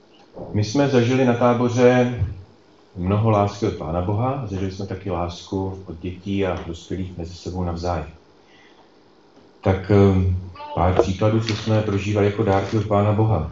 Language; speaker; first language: Czech; native; Czech